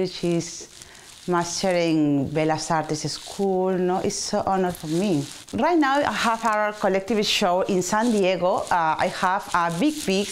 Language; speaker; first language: English; non-native, learner; Spanish